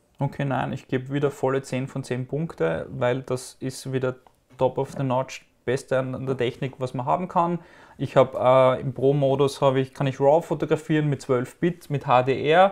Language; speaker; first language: German; native; German